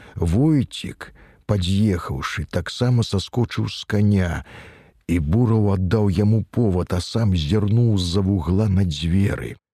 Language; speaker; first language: Belarusian; native; Belarusian